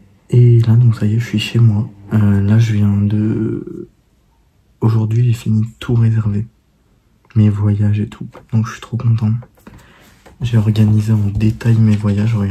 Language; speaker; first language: French; native; French